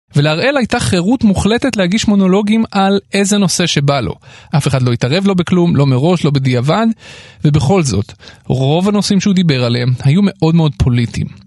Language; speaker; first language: Hebrew; native; Hebrew